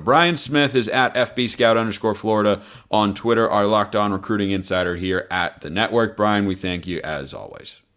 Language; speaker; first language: English; native; English